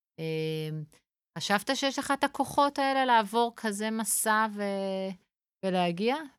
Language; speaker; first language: Hebrew; native; Hebrew